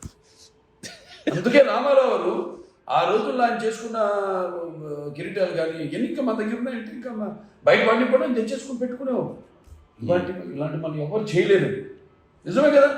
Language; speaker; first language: Telugu; native; Telugu